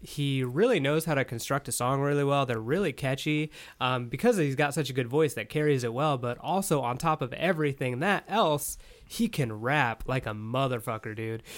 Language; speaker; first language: English; native; English